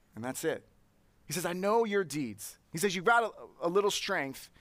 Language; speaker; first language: English; native; English